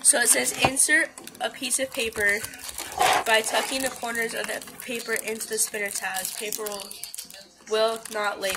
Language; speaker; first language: English; native; English